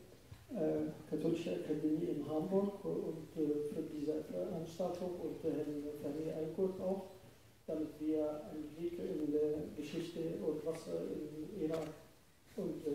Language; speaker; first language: German; non-native, fluent; Arabic